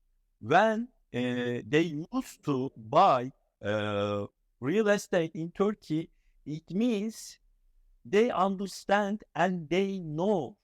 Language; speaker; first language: English; non-native, fluent; Turkish